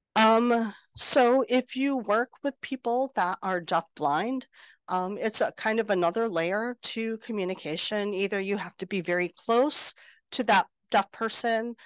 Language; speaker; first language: English; native; English